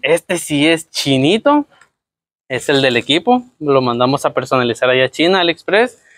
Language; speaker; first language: Spanish; native; Spanish